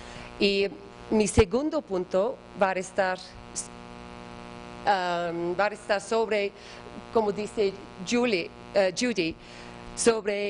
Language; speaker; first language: Spanish; non-native, learner; English